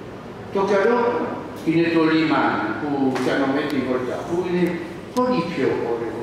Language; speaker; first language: Greek; non-native, learner; French